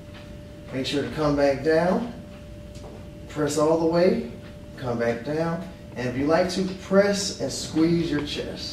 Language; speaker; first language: English; native; English